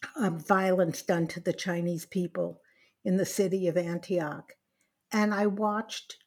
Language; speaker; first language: English; native; English